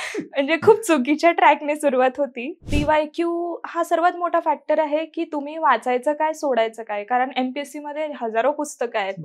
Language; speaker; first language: Marathi; native; Marathi